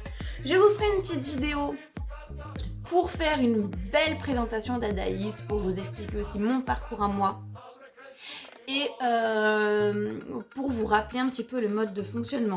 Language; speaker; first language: French; native; French